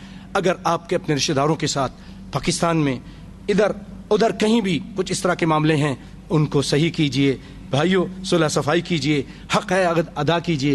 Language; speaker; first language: Urdu; native; Urdu